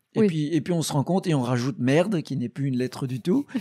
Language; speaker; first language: French; native; French